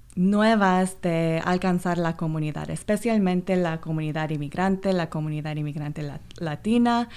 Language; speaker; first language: Spanish; non-native, fluent; Korean